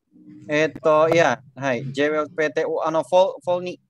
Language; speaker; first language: Japanese; non-native, learner; Indonesian